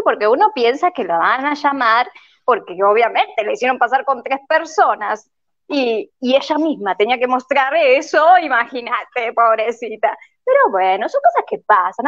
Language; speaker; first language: Spanish; native; Spanish